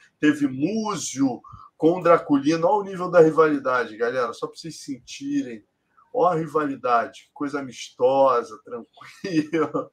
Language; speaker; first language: Portuguese; native; Portuguese